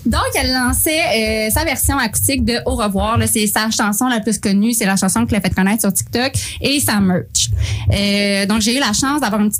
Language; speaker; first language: French; native; French